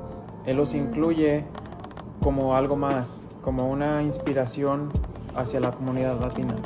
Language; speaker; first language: Spanish; early bilingual, other home language; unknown